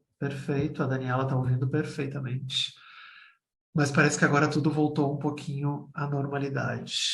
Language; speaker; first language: Portuguese; native; Portuguese